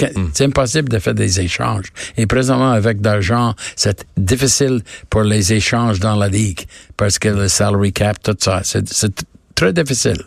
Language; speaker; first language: French; non-native, learner; English